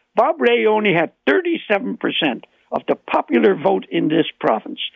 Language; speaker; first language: English; native; English